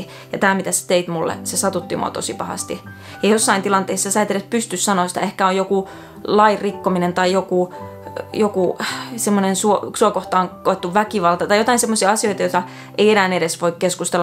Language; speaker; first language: Finnish; native; Finnish